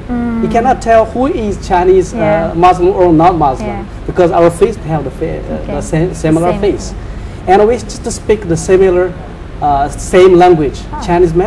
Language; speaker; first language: English; non-native, fluent; Chinese